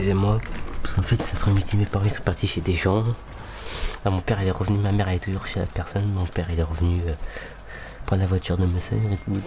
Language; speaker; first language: French; native; French